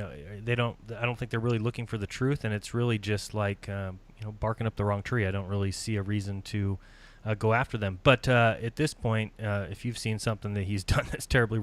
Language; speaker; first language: English; native; English